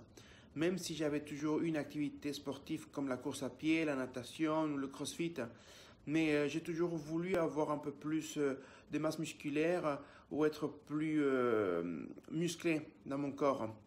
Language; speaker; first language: French; non-native, fluent; Spanish